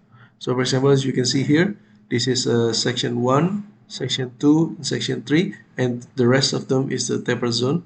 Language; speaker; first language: English; non-native, fluent; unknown